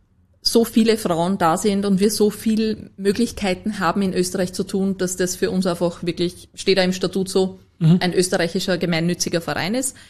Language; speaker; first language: German; native; German